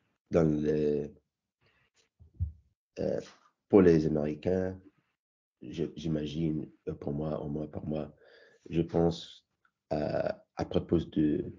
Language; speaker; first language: French; non-native, learner; English